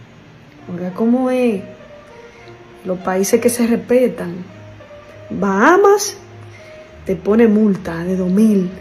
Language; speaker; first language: Spanish; native; Spanish